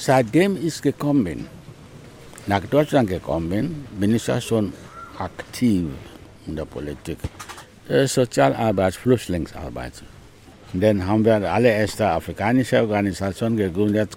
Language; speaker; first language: German; non-native, fluent; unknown